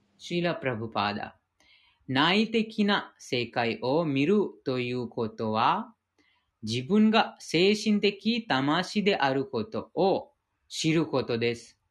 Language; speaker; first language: Japanese; non-native, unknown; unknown